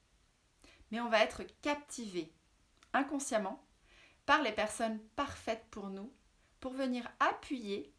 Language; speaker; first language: French; native; French